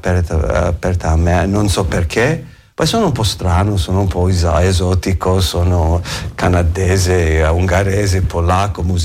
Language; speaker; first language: Italian; non-native, learner; English